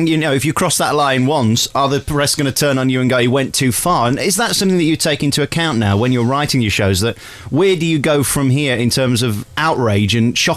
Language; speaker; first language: English; native; English